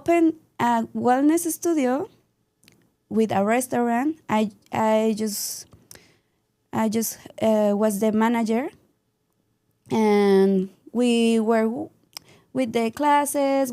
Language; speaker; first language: English; non-native, learner; Spanish